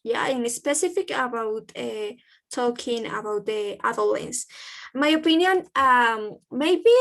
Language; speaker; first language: English; non-native, learner; Spanish